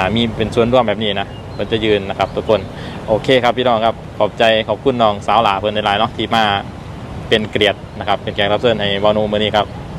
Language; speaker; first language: Thai; native; Thai